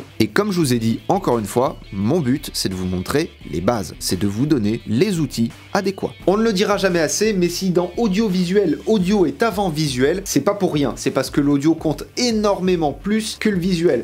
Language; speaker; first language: French; native; French